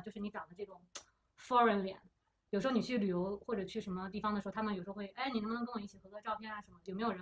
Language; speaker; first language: Chinese; native; Chinese